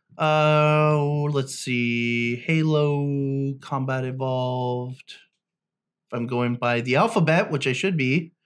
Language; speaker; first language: English; native; English